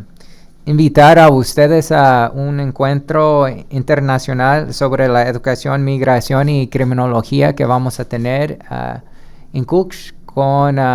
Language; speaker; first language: Spanish; early bilingual, heritage; Spanish